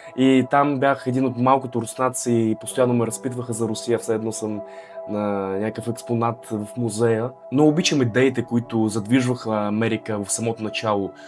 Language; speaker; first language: Bulgarian; early bilingual, other home language; Russian